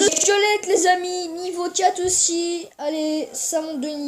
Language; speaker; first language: French; native; French